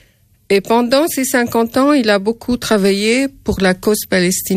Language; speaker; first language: French; non-native, fluent; Arabic